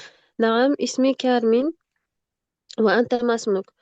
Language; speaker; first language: Arabic; non-native, learner; Uzbek